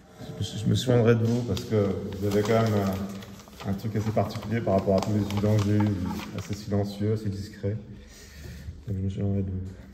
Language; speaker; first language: French; native; French